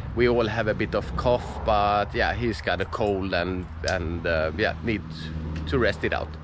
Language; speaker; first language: English; non-native, fluent; Swedish